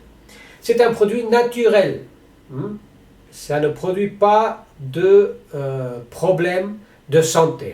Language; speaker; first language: French; non-native, learner; Spanish